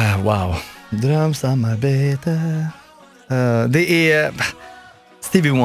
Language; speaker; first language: Swedish; non-native, fluent; Arabic